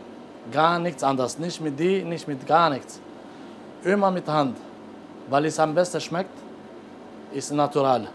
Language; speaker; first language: German; non-native, learner; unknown